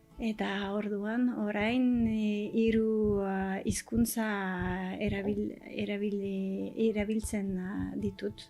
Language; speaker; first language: Basque; non-native, learner; French